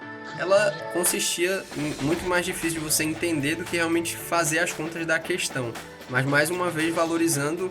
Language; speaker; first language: Portuguese; native; Portuguese